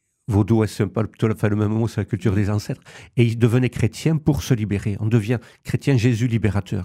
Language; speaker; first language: French; native; French